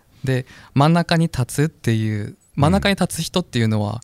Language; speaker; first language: Japanese; non-native, fluent; Korean